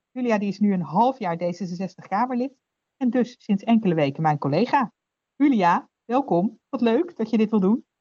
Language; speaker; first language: Dutch; native; Dutch